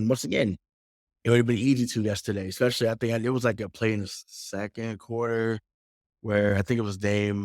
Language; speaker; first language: English; native; English